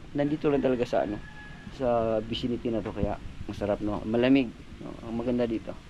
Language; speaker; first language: Filipino; native; Filipino